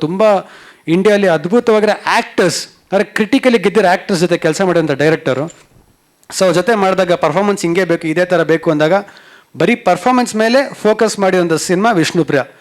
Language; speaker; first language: Kannada; native; Kannada